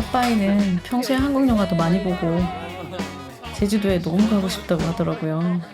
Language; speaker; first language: Korean; native; Korean